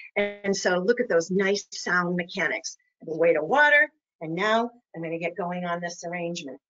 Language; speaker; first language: English; native; English